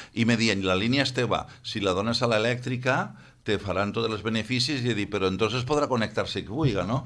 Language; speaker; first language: Catalan; native; Catalan